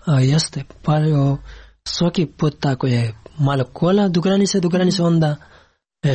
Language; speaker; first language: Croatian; non-native, learner; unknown